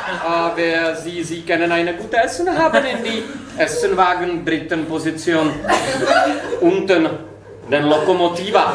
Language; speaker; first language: German; non-native, learner; Czech